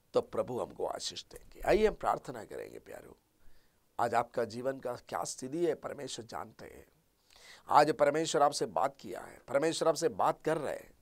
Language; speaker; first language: Hindi; non-native, local second language; Malayalam